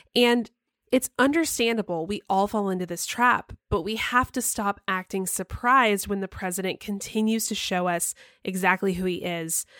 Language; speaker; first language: English; native; English